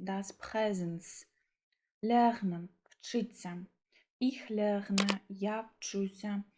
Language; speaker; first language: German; non-native, fluent; Ukrainian